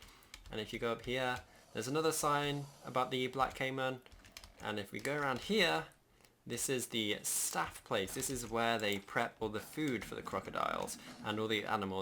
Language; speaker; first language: English; native; English